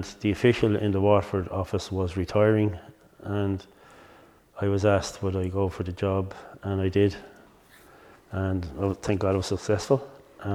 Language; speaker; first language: English; native; English